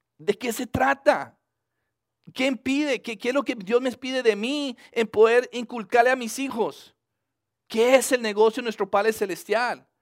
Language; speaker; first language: Spanish; early bilingual, heritage; Spanish